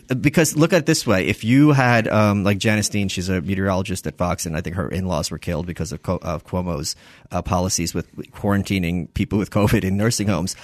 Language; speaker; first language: English; early bilingual, other home language; Russian